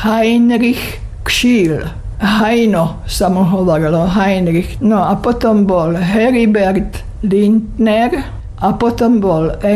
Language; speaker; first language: Slovak; non-native, local second language; German